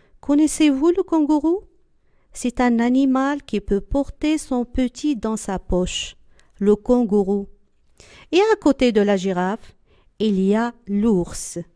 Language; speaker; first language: French; non-native, local second language; Arabic